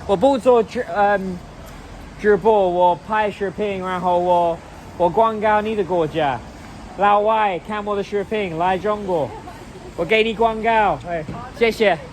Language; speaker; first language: Chinese; non-native, learner; English